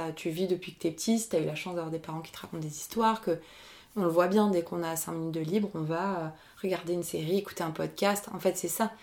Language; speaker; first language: French; native; French